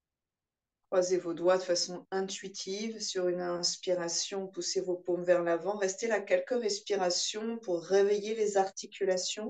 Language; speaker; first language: French; native; French